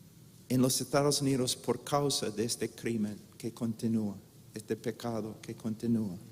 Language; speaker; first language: Spanish; non-native, fluent; English